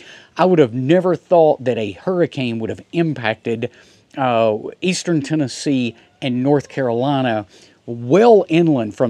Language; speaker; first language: English; native; English